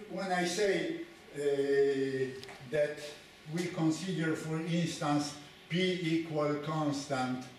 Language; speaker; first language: English; non-native, fluent; Polish